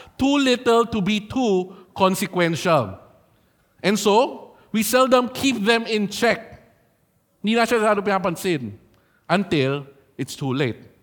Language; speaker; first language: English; non-native, local second language; Filipino